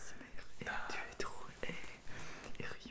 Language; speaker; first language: French; non-native, learner; Russian